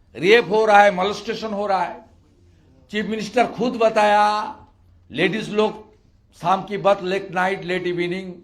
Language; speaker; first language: Hindi; non-native, local second language; Bangla